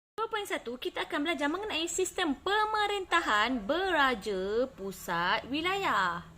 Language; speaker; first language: Malay; native; Malay